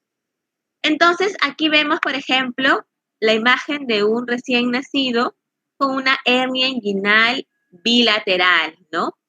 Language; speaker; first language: Spanish; native; Spanish